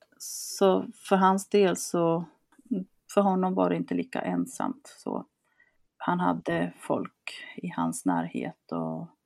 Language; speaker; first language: Swedish; early bilingual, other home language; Spanish